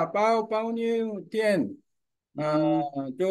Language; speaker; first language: Vietnamese; non-native, learner; Korean